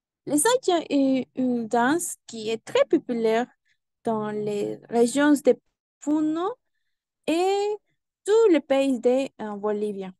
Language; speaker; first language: French; non-native, learner; Spanish